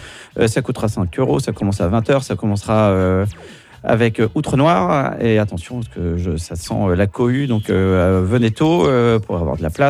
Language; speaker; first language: French; native; French